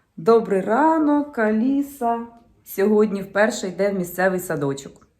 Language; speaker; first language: Ukrainian; native; Ukrainian